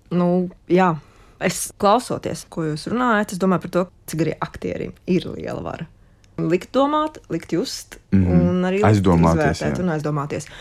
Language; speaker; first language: Latvian; non-native, local second language; Russian